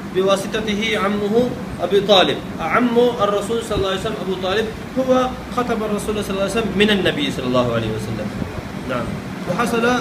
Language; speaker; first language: Arabic; non-native, fluent; Urdu